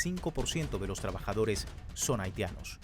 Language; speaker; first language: Spanish; native; Spanish